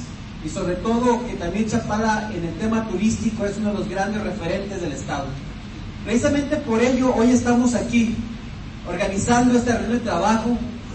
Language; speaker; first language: Spanish; native; Spanish